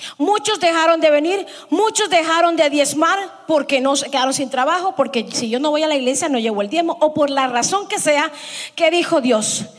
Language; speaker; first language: Spanish; early bilingual, heritage; Spanish